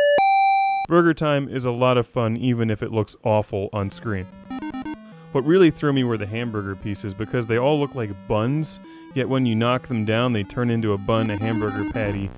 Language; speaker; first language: English; native; English